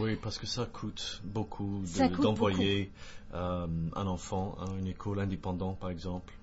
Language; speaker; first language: French; non-native, fluent; English